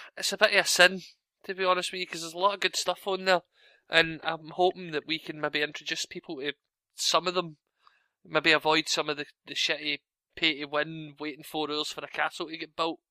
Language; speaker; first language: English; native; English